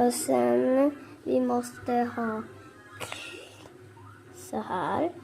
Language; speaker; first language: Swedish; early bilingual, other home language; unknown